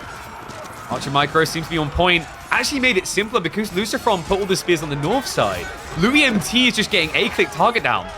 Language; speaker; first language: English; native; English